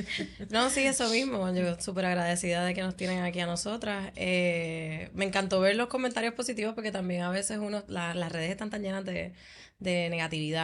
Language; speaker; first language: Spanish; native; Spanish